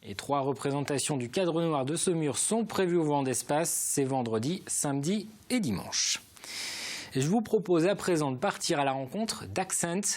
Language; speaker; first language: French; native; French